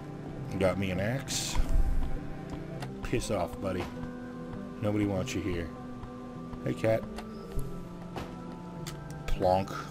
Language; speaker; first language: English; native; English